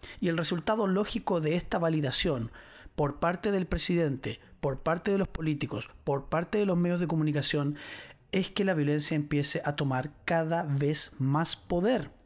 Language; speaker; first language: Spanish; native; Spanish